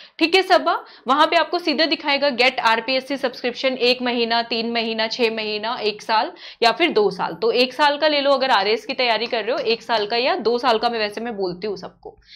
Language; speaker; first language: Hindi; native; Hindi